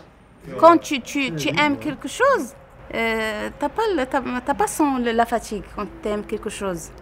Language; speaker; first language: French; non-native, learner; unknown